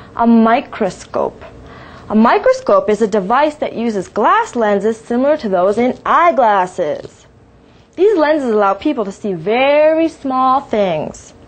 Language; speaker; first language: English; native; English